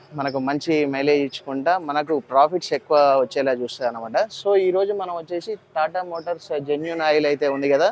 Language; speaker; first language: Telugu; native; Telugu